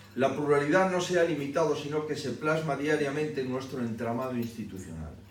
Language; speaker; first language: Spanish; native; Spanish